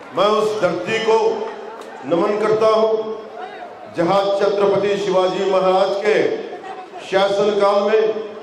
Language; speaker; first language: Hindi; non-native, local second language; Telugu